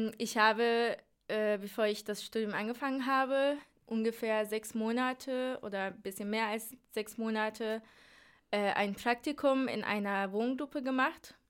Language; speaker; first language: German; non-native, fluent; Turkish